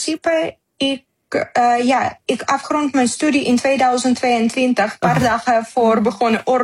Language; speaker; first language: Dutch; non-native, learner; Ukrainian